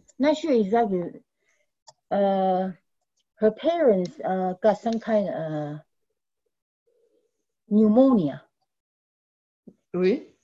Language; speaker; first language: English; non-native, fluent; French